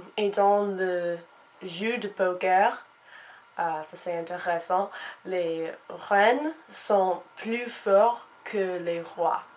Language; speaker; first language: French; non-native, learner; English